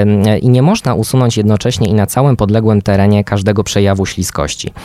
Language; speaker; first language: Polish; native; Polish